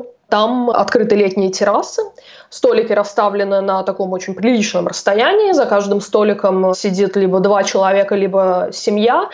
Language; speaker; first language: Russian; native; Russian